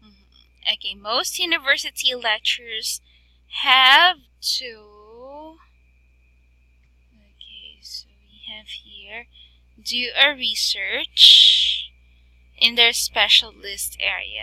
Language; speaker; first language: English; non-native, fluent; Filipino